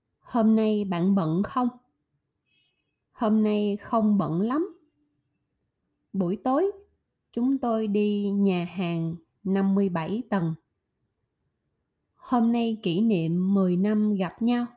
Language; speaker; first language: Vietnamese; non-native, learner; German